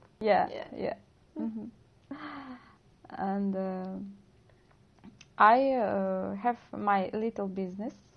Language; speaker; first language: English; non-native, learner; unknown